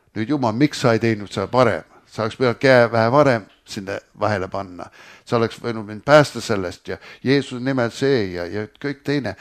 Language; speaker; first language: Estonian; early bilingual, heritage; Estonian